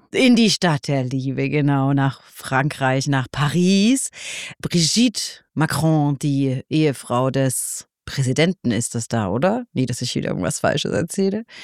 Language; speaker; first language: German; native; German